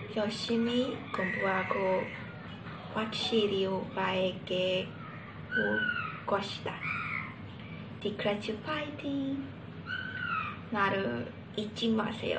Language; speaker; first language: Korean; non-native, learner; Burmese